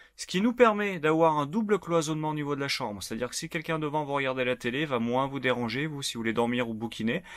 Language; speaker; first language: French; native; French